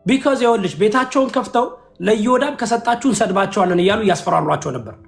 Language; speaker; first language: Amharic; early bilingual, other home language; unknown